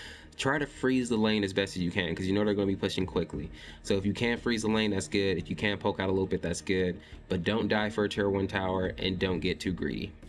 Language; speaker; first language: English; native; English